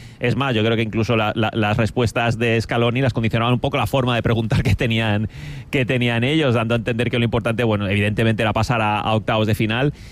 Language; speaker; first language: Spanish; native; Spanish